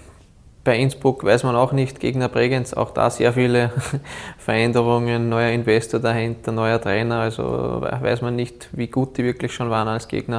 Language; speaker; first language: German; native; German